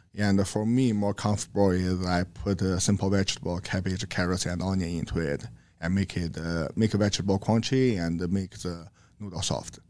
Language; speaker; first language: English; non-native, learner; Chinese